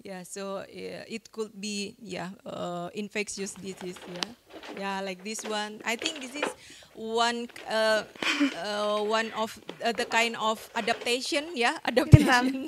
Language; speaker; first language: English; non-native, fluent; Indonesian